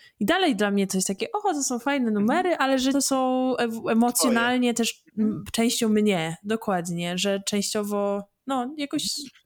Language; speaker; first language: Polish; early bilingual, heritage; English